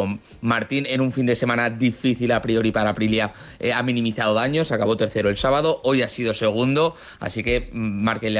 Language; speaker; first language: Spanish; native; Spanish